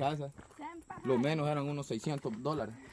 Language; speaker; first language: Spanish; native; Spanish